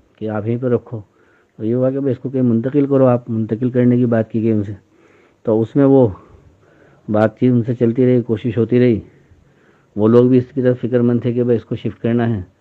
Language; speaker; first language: Urdu; native; Urdu